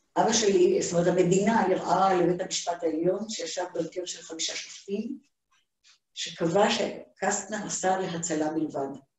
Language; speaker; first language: Hebrew; early bilingual, other home language; Hungarian